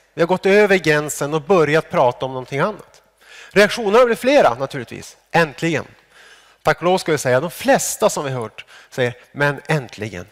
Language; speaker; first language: Swedish; native; Swedish